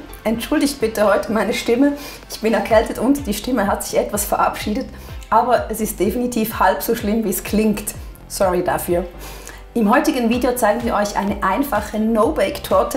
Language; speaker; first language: German; native; German